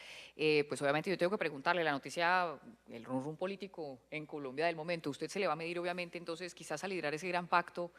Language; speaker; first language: Spanish; native; Spanish